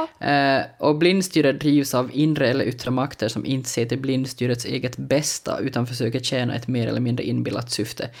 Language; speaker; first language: Swedish; native; Swedish